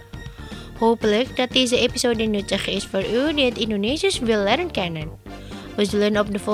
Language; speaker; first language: Dutch; non-native, fluent; Indonesian